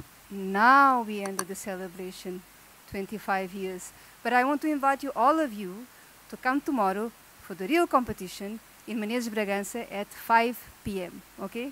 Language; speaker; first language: English; non-native, local second language; Portuguese